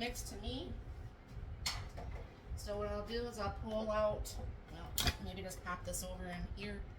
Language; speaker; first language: English; native; English